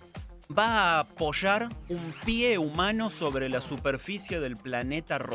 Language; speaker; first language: Spanish; native; Spanish